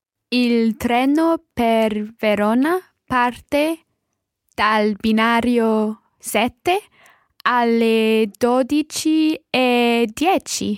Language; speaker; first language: Italian; non-native, learner; English